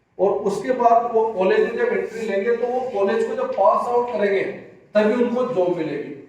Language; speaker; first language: Hindi; native; Hindi